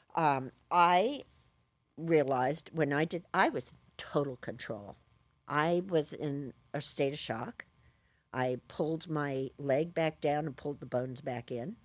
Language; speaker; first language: English; native; English